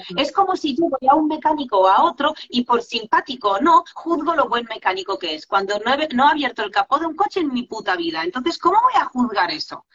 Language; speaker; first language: Spanish; non-native, fluent; Polish